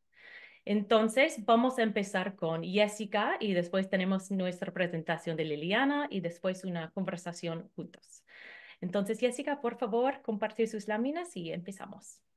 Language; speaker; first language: Spanish; non-native, fluent; English